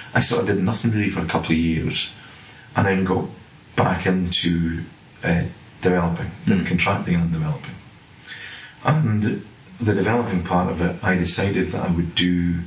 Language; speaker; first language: English; native; English